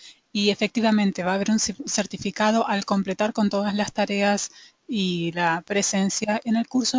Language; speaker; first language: Spanish; native; Spanish